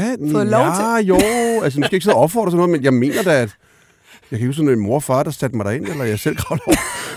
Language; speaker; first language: Danish; native; Danish